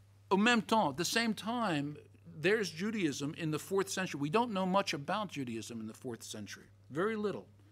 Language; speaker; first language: English; native; English